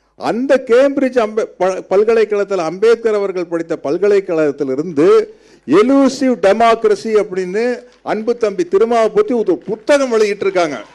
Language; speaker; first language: Tamil; native; Tamil